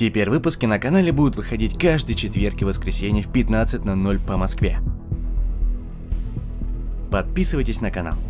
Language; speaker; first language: Russian; native; Russian